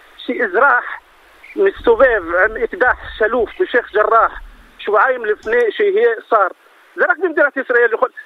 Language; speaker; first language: Hebrew; non-native, local second language; Arabic